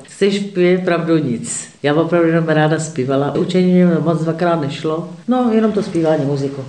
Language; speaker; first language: Czech; native; Czech